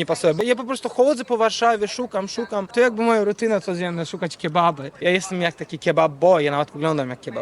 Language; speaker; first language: Polish; non-native, fluent; Azerbaijani